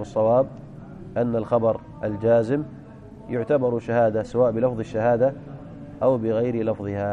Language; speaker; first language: Arabic; native; Arabic